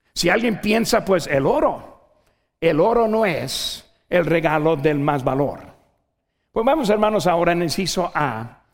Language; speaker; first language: Spanish; non-native, fluent; English